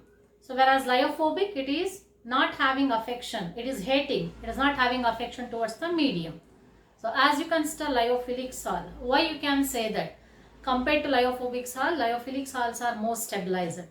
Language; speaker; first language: English; non-native, local second language; Kannada